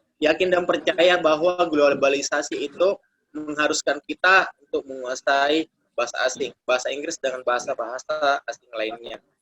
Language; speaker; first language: Indonesian; native; Indonesian